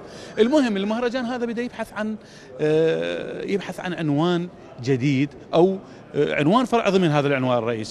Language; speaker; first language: Arabic; native; Arabic